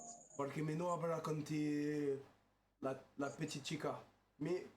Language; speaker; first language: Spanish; non-native, learner; French